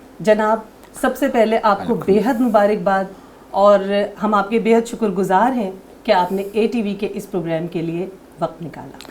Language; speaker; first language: Urdu; native; Urdu